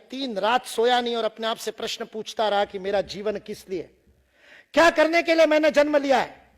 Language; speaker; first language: Hindi; non-native, local second language; Marathi